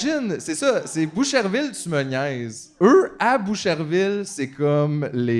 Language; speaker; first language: French; native; French